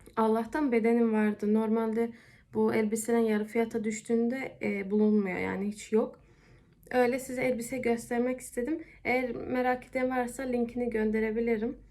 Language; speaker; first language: Turkish; early bilingual, heritage; Turkish